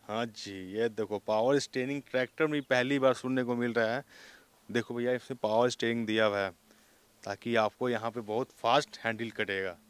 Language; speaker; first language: Hindi; native; Hindi